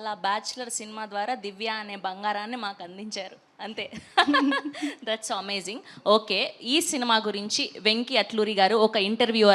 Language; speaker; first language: Telugu; native; Telugu